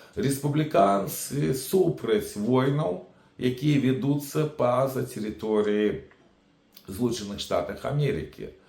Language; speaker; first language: Belarusian; native; Belarusian